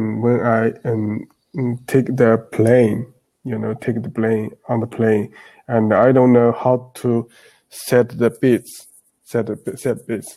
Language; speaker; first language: English; non-native, learner; Chinese